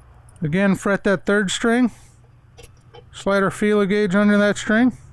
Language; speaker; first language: English; native; English